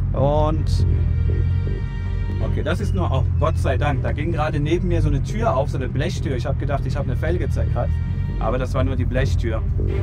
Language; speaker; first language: German; native; German